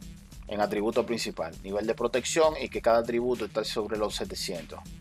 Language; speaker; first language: Spanish; native; Spanish